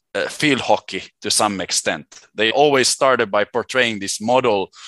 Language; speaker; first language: English; non-native, fluent; Swedish